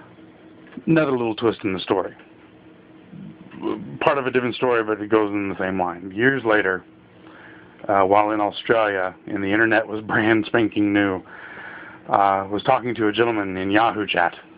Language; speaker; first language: English; native; English